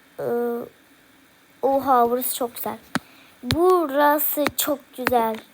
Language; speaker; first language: Turkish; early bilingual, heritage; Turkish